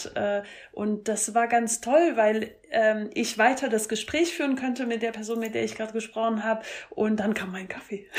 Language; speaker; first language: German; non-native, fluent; French